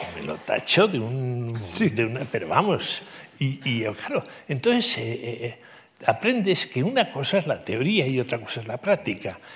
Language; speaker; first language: Spanish; native; Spanish